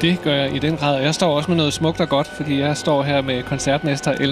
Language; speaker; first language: Danish; native; Danish